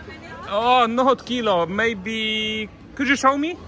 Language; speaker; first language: English; non-native, learner; Polish